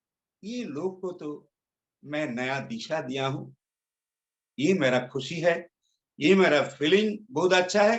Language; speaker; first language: Hindi; non-native, local second language; Bangla